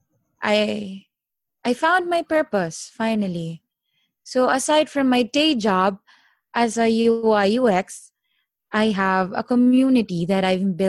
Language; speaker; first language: English; non-native, local second language; Filipino